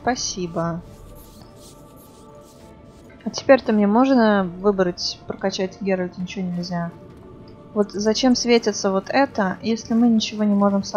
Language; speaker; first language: Russian; native; Russian